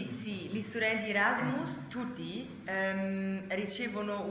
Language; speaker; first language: Italian; non-native, learner; German